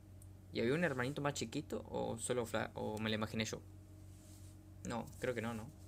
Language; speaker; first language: Spanish; native; Spanish